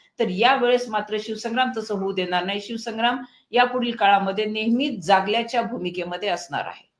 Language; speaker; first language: Marathi; native; Marathi